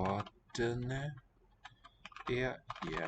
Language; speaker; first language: Danish; non-native, learner; English